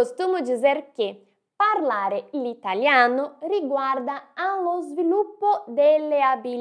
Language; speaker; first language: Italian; non-native, fluent; Portuguese